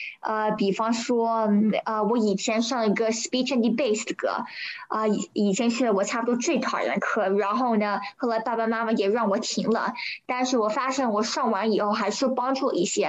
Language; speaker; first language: Chinese; early bilingual, heritage; Chinese